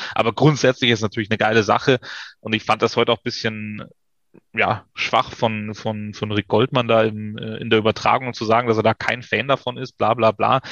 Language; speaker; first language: German; native; German